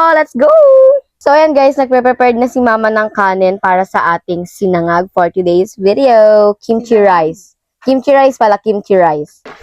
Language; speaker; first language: Filipino; native; Filipino